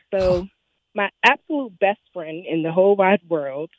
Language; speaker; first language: English; native; English